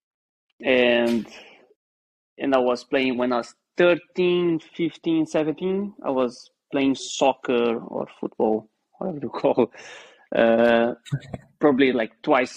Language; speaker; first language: English; non-native, learner; Portuguese